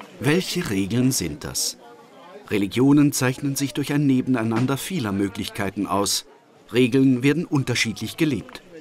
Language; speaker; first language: German; native; German